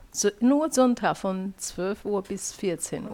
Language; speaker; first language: German; non-native, learner; Chinese